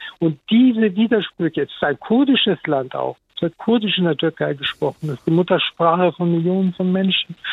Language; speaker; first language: German; early bilingual, other home language; Turkish